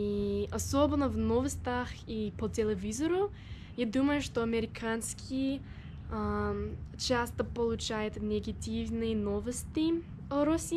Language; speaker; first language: Russian; non-native, learner; English